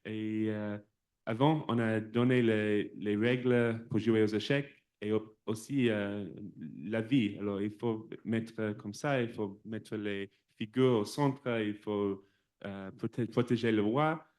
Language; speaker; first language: French; non-native, fluent; English